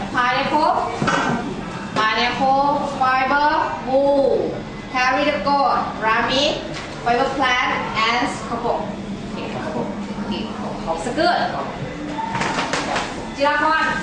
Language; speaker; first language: English; non-native, learner; Thai